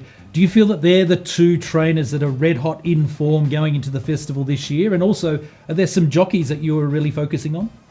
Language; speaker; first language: English; native; English